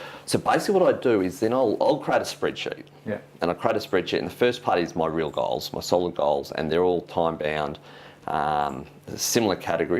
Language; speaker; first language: English; native; English